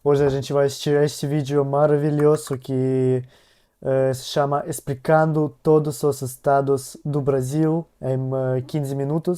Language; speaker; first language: Portuguese; non-native, learner; Russian